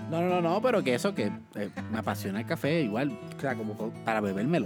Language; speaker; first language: Spanish; native; Spanish